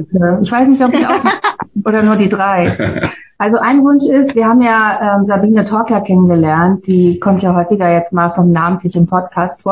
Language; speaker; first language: German; native; German